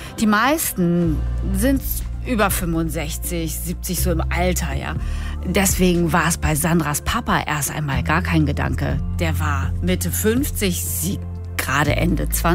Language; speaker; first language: German; native; German